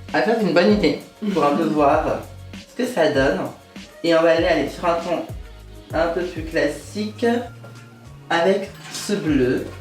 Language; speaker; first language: French; native; French